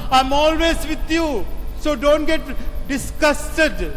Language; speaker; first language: English; non-native, local second language; Sinhala